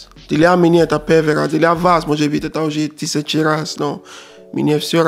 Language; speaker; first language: Russian; non-native, learner; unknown